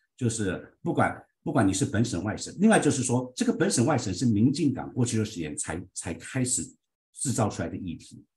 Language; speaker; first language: Chinese; early bilingual, heritage; Chinese